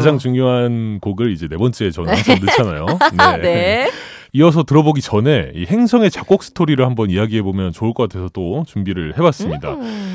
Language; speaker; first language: Korean; native; Korean